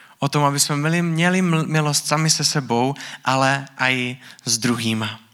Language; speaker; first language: Czech; native; Czech